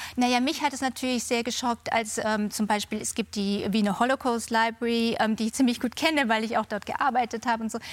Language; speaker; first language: German; native; German